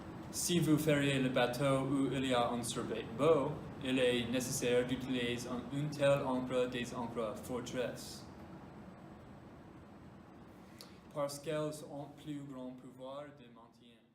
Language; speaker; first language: French; non-native, learner; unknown